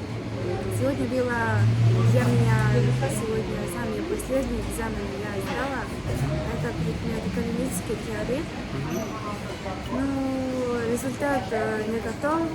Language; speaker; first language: Russian; non-native, learner; Mongolian